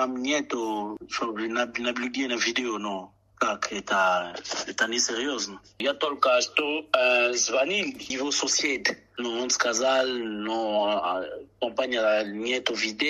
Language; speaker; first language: Russian; non-native, learner; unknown